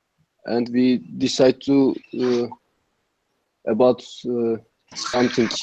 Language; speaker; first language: English; non-native, learner; Turkish